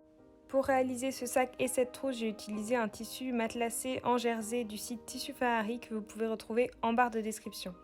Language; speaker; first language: French; native; French